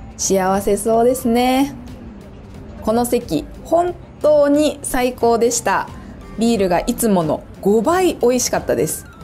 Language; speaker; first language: Japanese; native; Japanese